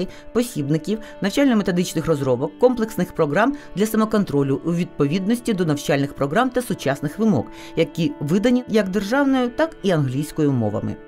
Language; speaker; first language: Ukrainian; native; Ukrainian